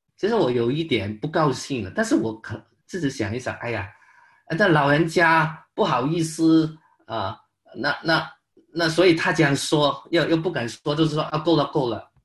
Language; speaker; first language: Chinese; non-native, local second language; Cantonese